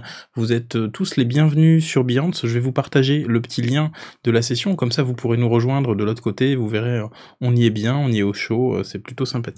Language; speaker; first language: French; native; French